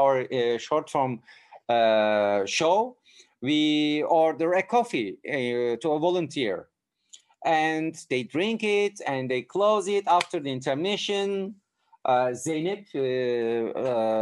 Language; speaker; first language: English; non-native, fluent; Turkish